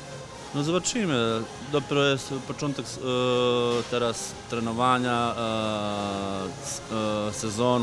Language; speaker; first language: Polish; non-native, fluent; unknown